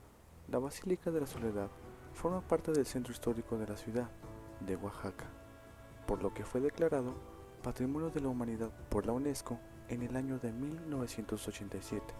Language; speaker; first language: Spanish; native; Spanish